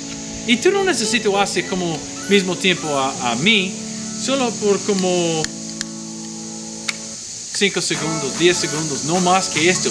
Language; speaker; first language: Spanish; non-native, learner; English